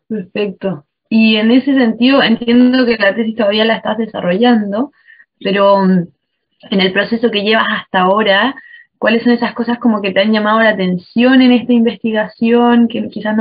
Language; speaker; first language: Spanish; native; Spanish